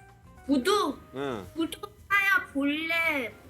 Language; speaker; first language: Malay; non-native, learner; Korean